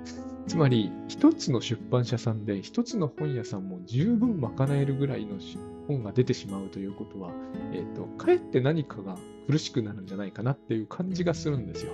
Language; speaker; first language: Japanese; native; Japanese